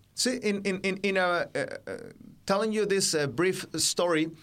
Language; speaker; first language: English; non-native, fluent; Spanish